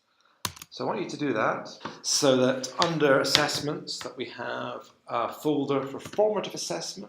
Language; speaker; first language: English; native; English